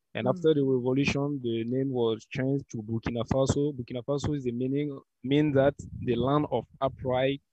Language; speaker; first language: English; non-native, learner; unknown